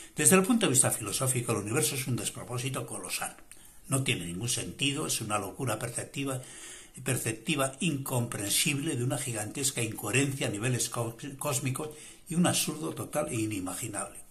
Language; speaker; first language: Spanish; native; Spanish